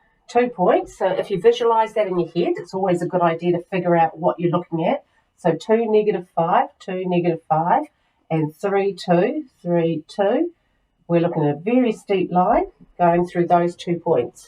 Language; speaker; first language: English; native; English